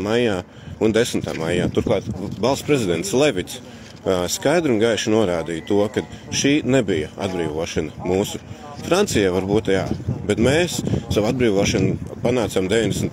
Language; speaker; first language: Latvian; native; Latvian